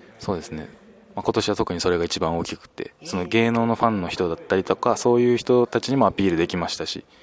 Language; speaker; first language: Japanese; native; Japanese